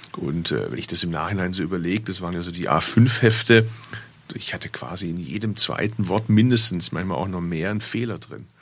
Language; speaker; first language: German; early bilingual, other home language; Turkish